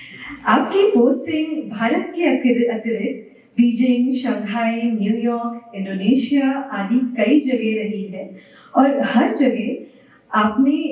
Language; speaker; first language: Hindi; native; Hindi